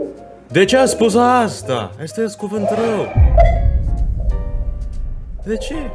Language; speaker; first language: Romanian; non-native, learner; Indonesian